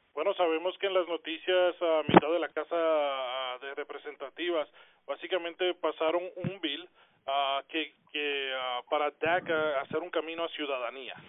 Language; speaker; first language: Spanish; early bilingual, other home language; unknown